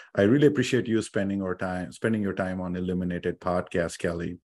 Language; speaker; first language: English; non-native, local second language; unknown